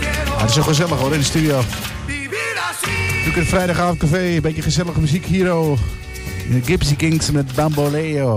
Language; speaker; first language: Dutch; native; Dutch